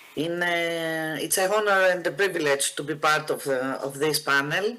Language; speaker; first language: English; non-native, fluent; Greek